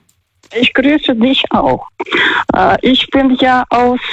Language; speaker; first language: German; non-native, fluent; Russian